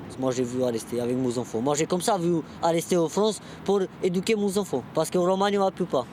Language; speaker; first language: French; non-native, learner; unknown